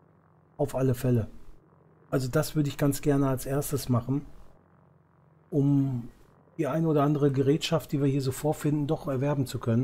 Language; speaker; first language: German; native; German